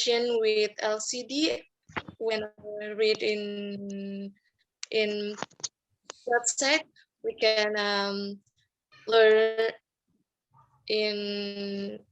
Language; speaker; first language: English; non-native, fluent; Indonesian